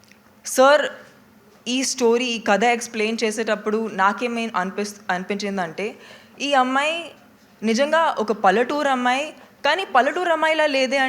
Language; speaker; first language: Telugu; non-native, local second language; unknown